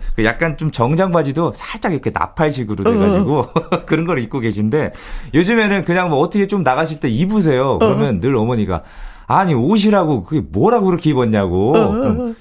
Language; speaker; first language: Korean; native; Korean